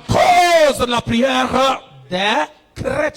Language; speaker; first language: French; non-native, local second language; Lingala